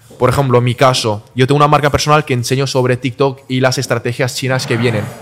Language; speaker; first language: Spanish; early bilingual, other home language; Chinese